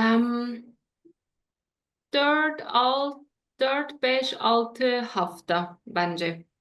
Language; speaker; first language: Turkish; non-native, learner; German